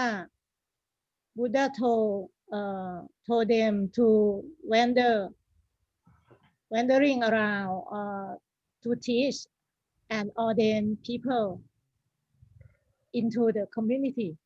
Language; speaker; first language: English; non-native, learner; Thai